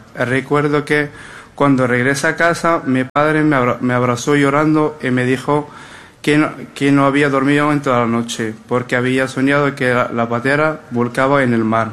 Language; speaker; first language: Spanish; non-native, fluent; Arabic